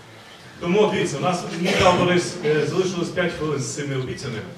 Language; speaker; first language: Ukrainian; native; Ukrainian